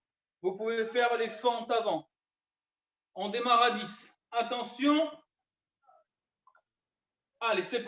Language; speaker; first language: French; native; French